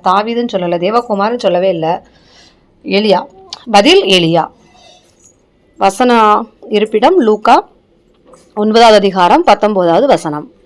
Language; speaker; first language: Tamil; native; Tamil